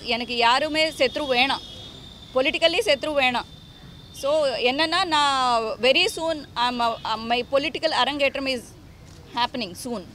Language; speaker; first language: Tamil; non-native, learner; Telugu